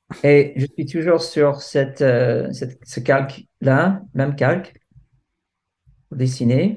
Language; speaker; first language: French; non-native, fluent; English